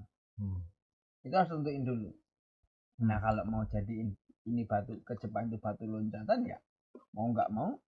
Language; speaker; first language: Indonesian; native; Indonesian